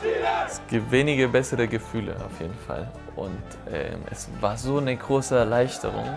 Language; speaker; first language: German; non-native, fluent; Spanish